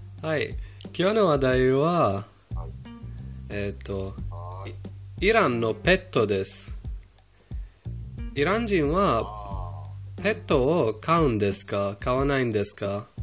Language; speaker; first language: Japanese; non-native, fluent; Persian